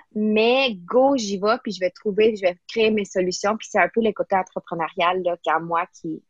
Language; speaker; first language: French; non-native, fluent; Spanish